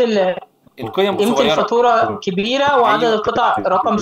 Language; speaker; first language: Arabic; native; Arabic